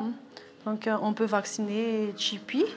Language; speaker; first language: French; non-native, local second language; Malagasy